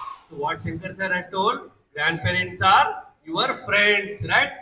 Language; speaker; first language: English; non-native, local second language; Telugu